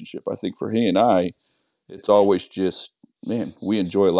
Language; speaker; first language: English; native; English